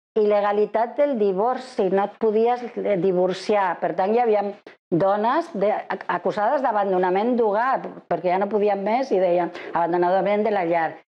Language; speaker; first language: Catalan; non-native, fluent; Spanish